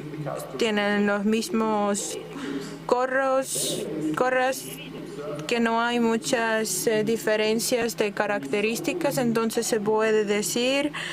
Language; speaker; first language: Spanish; non-native, fluent; German